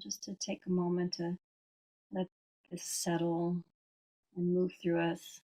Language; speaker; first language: English; native; English